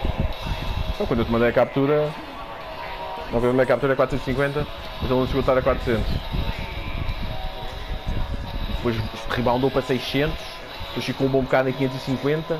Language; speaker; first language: Portuguese; native; Portuguese